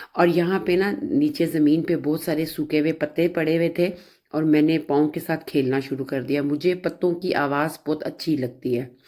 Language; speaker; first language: Urdu; non-native, local second language; Punjabi